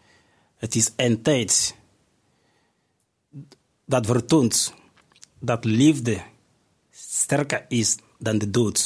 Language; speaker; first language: Dutch; non-native, fluent; Igbo